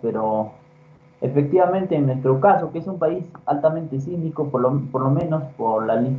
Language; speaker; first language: Spanish; native; Spanish